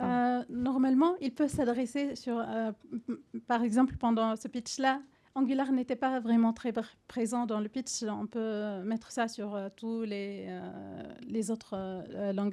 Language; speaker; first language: French; non-native, fluent; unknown